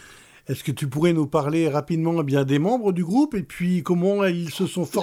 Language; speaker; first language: French; native; French